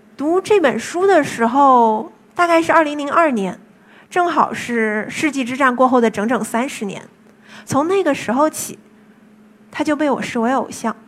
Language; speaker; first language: Chinese; native; Chinese